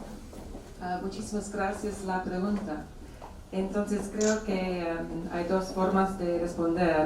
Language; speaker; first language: Spanish; non-native, fluent; English